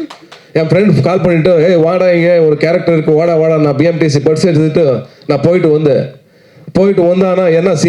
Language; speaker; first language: Tamil; non-native, learner; Kannada